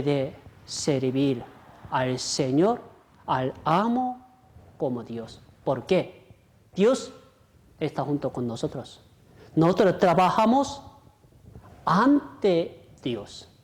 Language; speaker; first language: Spanish; non-native, fluent; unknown